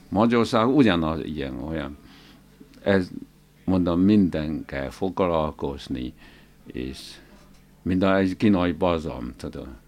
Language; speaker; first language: Hungarian; non-native, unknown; Chinese